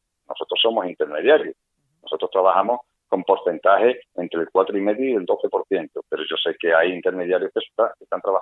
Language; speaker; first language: Spanish; native; Spanish